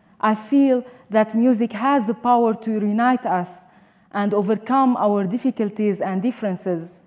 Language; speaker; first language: English; non-native, fluent; Arabic